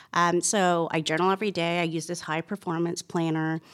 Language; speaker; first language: English; native; English